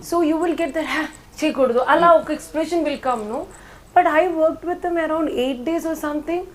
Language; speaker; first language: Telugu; non-native, learner; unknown